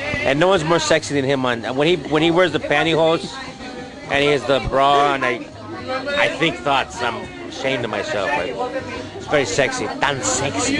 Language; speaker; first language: English; native; English